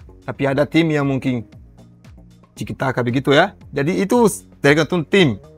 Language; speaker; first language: Indonesian; non-native, learner; Portuguese